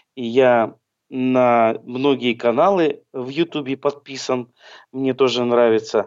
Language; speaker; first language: Russian; native; Russian